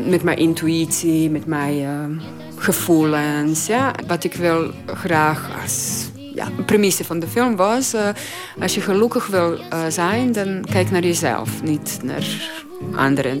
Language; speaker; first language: Dutch; non-native, learner; Croatian